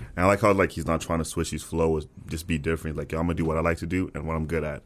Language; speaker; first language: English; non-native, local second language; Tswana